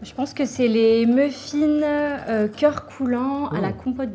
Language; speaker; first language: French; native; French